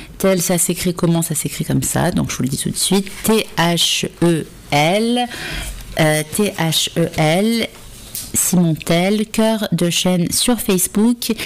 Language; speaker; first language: French; native; French